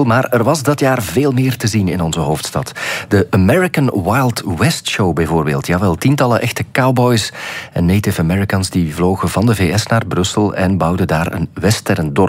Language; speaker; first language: Dutch; native; Dutch